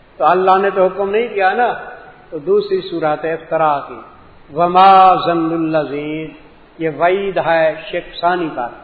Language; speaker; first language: Urdu; non-native, local second language; Punjabi